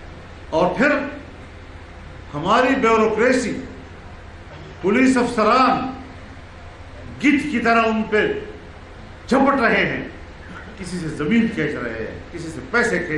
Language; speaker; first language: Urdu; non-native, local second language; Pashto